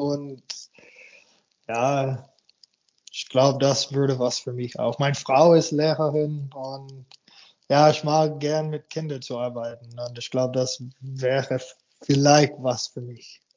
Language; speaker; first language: German; non-native, fluent; English